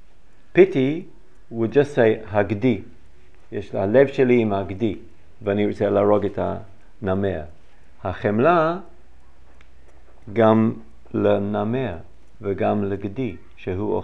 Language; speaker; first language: Hebrew; non-native, fluent; English